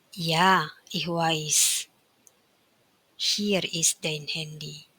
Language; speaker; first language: German; non-native, fluent; Indonesian